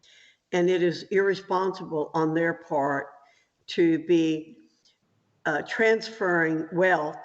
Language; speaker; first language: English; native; English